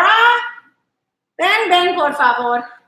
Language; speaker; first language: Spanish; non-native, learner; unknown